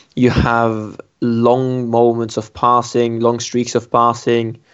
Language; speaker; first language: English; non-native, fluent; Norwegian